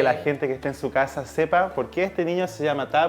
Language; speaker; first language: Spanish; native; Spanish